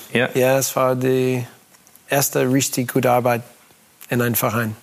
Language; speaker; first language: German; non-native, learner; English